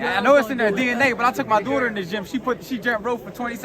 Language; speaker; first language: English; native; English